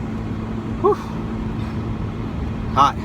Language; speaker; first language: English; native; English